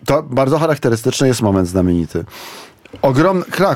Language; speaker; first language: Polish; native; Polish